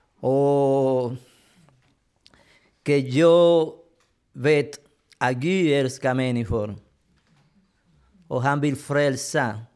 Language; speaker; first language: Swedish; non-native, fluent; Spanish